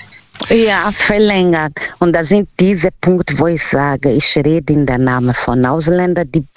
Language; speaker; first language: German; non-native, learner; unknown